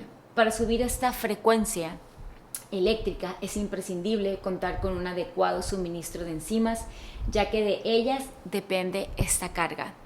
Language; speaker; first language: Spanish; native; Spanish